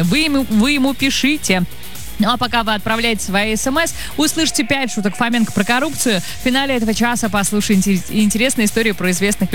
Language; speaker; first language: Russian; native; Russian